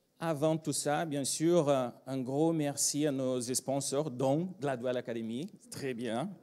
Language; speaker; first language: French; non-native, fluent; Portuguese